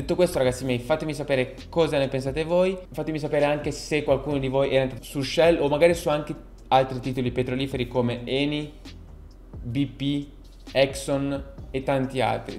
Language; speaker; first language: Italian; native; Italian